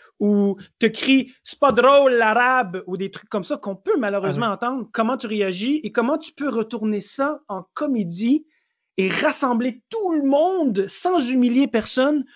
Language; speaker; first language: French; native; French